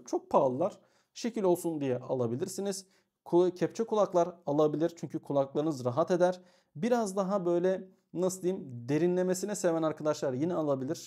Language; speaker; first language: Turkish; native; Turkish